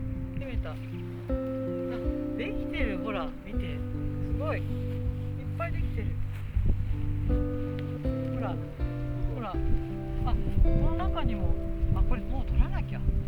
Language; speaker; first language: Japanese; native; Japanese